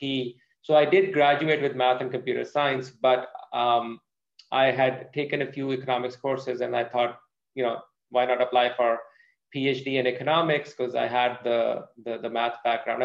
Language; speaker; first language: English; non-native, local second language; Urdu